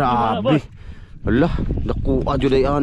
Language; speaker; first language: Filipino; non-native, local second language; Cebuano